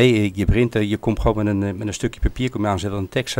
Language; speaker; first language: Dutch; native; Dutch